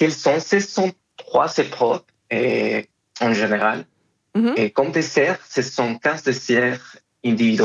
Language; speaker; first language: French; non-native, fluent; Spanish